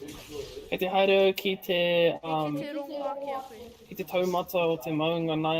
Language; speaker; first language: Māori; non-native, local second language; English